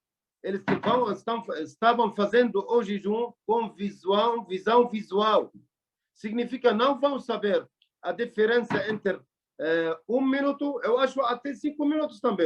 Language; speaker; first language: Portuguese; non-native, learner; Arabic